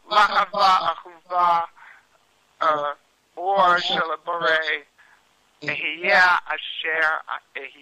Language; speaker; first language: Hebrew; non-native, learner; English